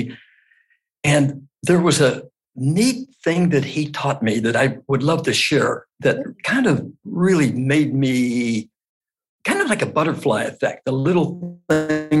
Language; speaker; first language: English; native; English